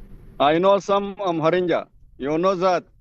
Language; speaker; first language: English; non-native, fluent; Arabic